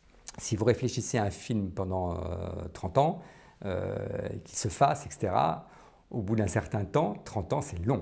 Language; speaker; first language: French; native; French